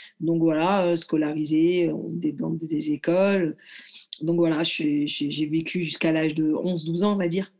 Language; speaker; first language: French; early bilingual, other home language; Arabic